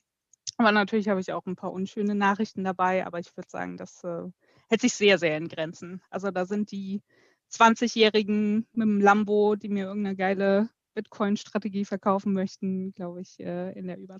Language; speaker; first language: German; native; German